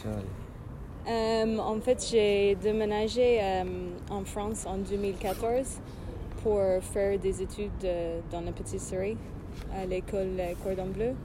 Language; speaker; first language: French; non-native, fluent; English